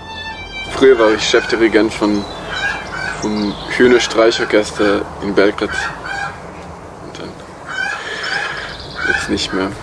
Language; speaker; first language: German; non-native, fluent; Serbian